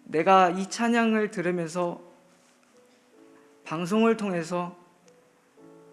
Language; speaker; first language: Korean; native; Korean